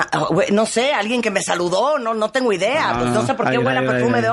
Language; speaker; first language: Spanish; native; Spanish